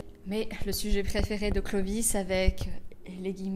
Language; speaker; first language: French; native; French